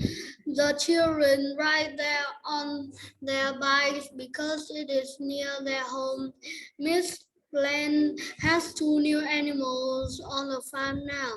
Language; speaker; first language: English; non-native, learner; Vietnamese